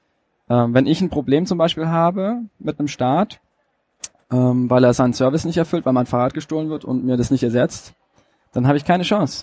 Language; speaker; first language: German; native; German